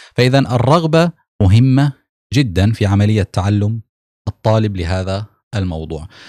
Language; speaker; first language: Arabic; native; Arabic